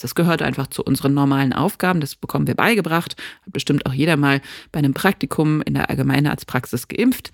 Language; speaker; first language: German; native; German